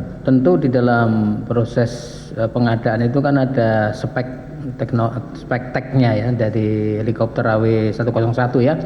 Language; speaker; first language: Indonesian; native; Indonesian